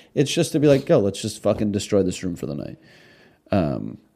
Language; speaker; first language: English; early bilingual, other home language; Russian